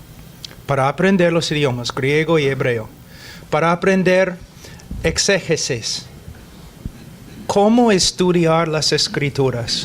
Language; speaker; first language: Spanish; non-native, fluent; English